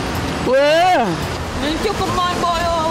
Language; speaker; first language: Korean; non-native, learner; Vietnamese